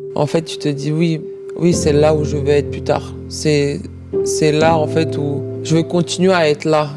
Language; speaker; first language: French; early bilingual, other home language; Croatian